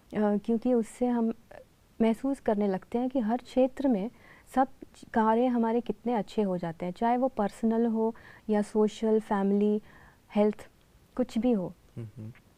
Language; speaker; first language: Hindi; native; Hindi